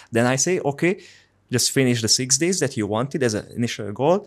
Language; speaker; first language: English; non-native, fluent; Hungarian